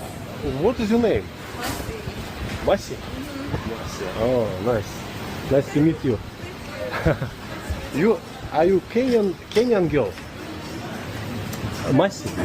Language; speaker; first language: English; non-native, learner; Russian